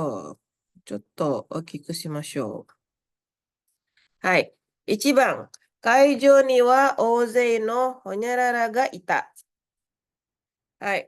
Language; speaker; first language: Japanese; non-native, fluent; Indonesian